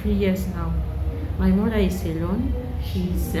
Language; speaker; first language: English; non-native, learner; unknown